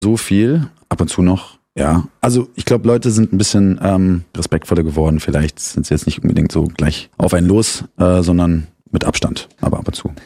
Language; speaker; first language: German; native; German